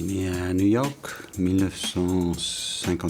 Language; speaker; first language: French; non-native, fluent; English